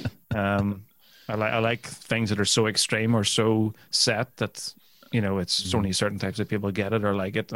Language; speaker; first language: English; native; English